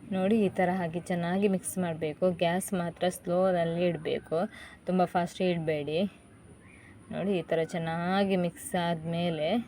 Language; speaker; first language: Kannada; native; Kannada